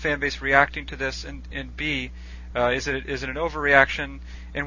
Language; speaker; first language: English; native; English